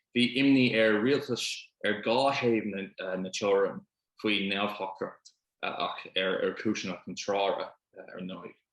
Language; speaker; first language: Irish; non-native, local second language; English